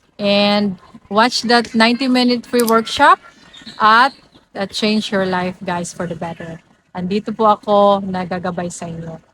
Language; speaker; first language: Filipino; non-native, local second language; Cebuano